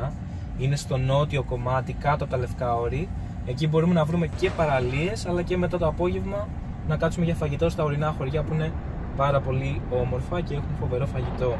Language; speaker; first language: Greek; native; Greek